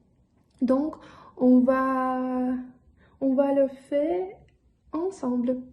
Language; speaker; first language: French; non-native, learner; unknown